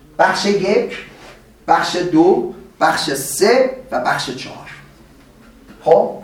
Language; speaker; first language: Persian; native; Persian